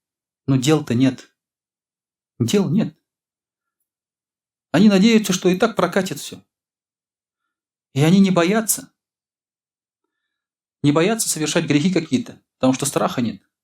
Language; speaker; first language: Russian; non-native, local second language; Tatar